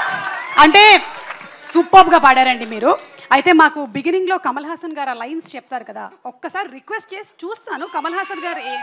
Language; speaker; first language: Telugu; native; Telugu